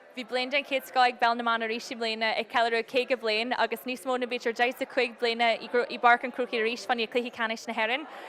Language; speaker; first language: Irish; native; Irish